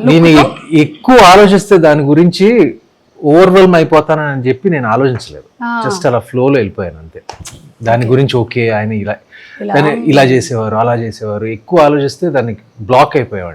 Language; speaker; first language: Telugu; native; Telugu